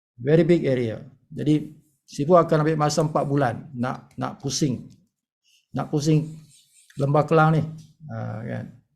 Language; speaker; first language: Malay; native; Malay